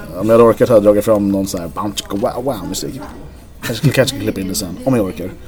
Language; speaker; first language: Swedish; native; Swedish